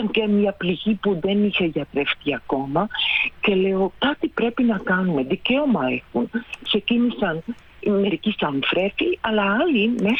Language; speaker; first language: Greek; non-native, fluent; Dutch